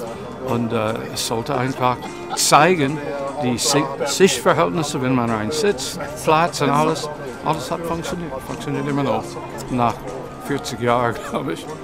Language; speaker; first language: German; non-native, fluent; English